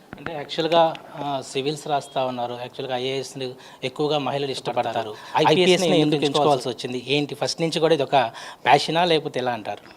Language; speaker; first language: Telugu; native; Telugu